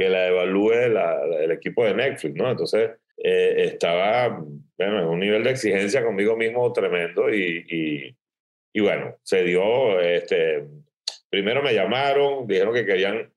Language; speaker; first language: Spanish; native; Spanish